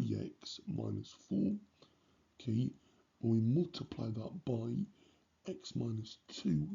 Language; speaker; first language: English; native; English